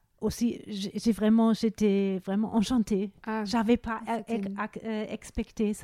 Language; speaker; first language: French; non-native, fluent; German